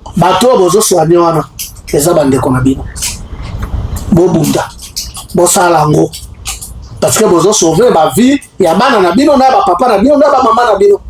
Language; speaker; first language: Lingala; non-native, local second language; Swahili